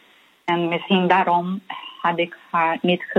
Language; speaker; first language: Dutch; non-native, fluent; Portuguese